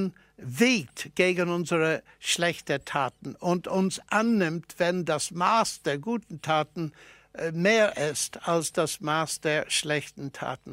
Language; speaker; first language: German; non-native, fluent; English